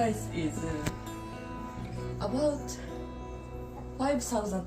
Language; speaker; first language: English; non-native, learner; Japanese